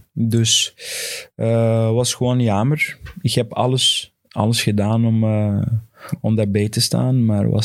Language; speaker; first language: Dutch; non-native, fluent; Portuguese